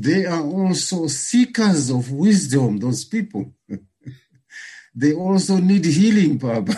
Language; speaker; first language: English; non-native, local second language; Shona